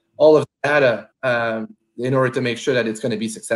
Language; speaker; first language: English; native; English